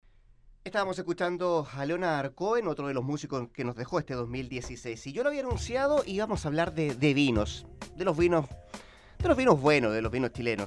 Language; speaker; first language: Spanish; native; Spanish